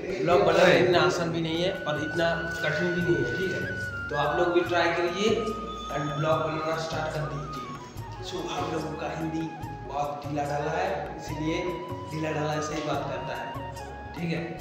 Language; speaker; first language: Hindi; non-native, local second language; Bangla